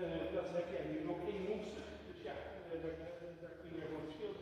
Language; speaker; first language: Dutch; native; Dutch